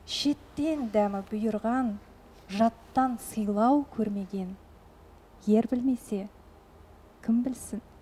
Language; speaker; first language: Kazakh; non-native, local second language; Russian